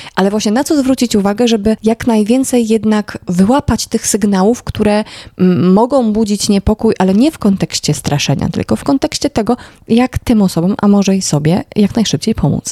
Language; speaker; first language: Polish; native; Polish